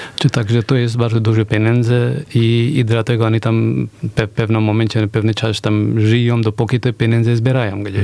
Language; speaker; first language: Polish; non-native, fluent; Persian